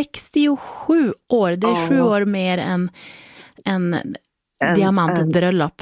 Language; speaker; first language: Swedish; native; Swedish